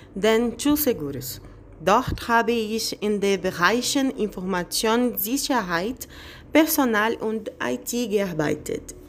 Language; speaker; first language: German; non-native, fluent; Portuguese